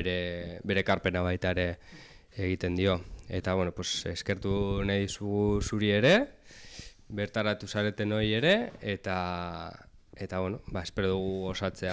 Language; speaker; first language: Basque; native; Basque